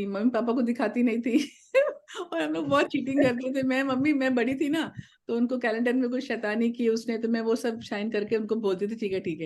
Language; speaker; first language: Hindi; native; Hindi